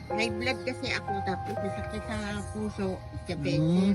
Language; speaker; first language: Filipino; non-native, local second language; Cebuano